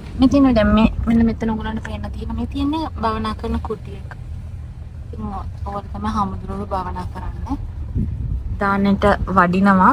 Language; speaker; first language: Sinhala; native; Sinhala